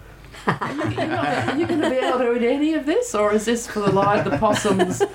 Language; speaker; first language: English; native; English